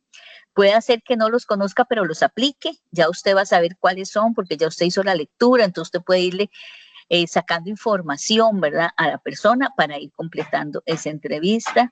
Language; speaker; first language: Spanish; native; Spanish